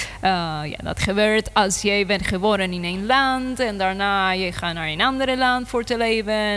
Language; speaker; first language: Dutch; non-native, learner; Spanish